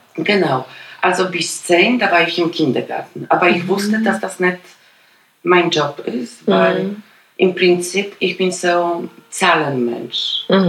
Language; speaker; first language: German; non-native, fluent; Polish